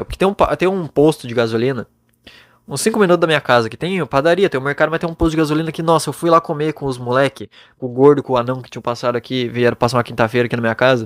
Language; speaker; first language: Portuguese; native; Portuguese